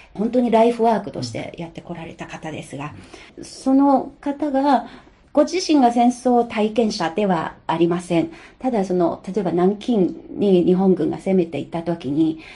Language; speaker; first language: Japanese; non-native, fluent; Chinese